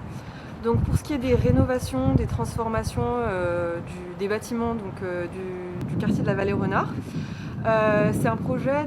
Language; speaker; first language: French; native; French